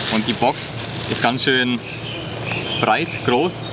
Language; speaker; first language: German; native; German